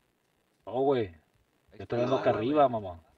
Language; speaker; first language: Spanish; native; Spanish